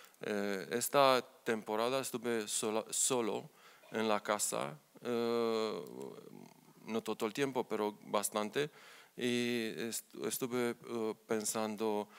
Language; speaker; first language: Spanish; non-native, learner; Romanian